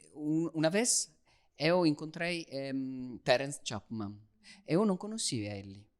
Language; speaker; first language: Portuguese; non-native, learner; Italian